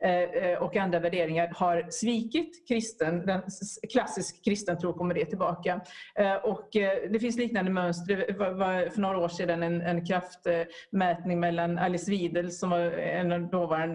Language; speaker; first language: Swedish; native; Swedish